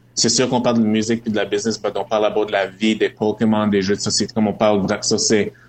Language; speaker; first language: French; native; French